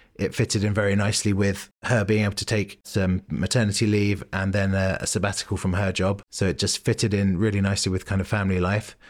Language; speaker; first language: English; native; English